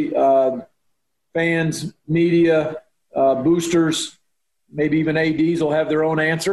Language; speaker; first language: English; native; English